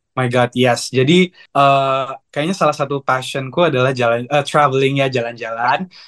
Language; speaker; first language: Indonesian; native; Indonesian